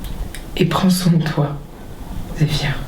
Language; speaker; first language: French; native; French